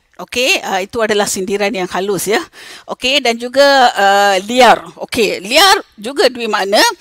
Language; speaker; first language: Malay; non-native, local second language; Tamil